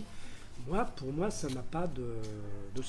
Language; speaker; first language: French; native; French